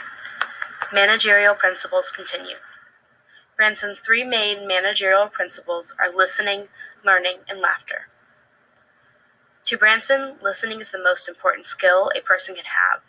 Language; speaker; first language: English; native; English